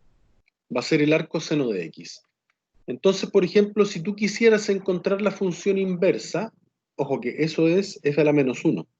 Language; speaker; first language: Spanish; native; Spanish